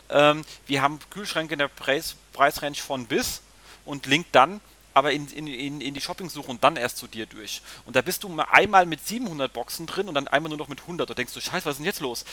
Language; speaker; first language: German; native; German